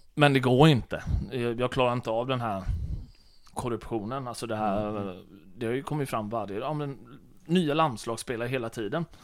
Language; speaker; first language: Swedish; early bilingual, other home language; Bosnian